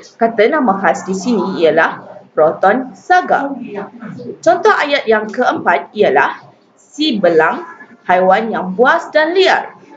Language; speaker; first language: Malay; native; Malay